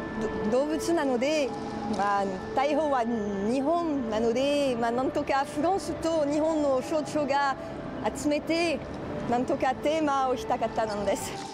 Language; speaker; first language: Japanese; non-native, fluent; French